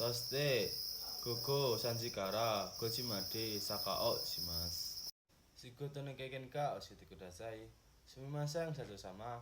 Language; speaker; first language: Japanese; non-native, learner; Indonesian